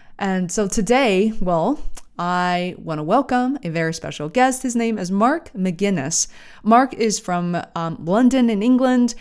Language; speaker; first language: English; non-native, fluent; Chinese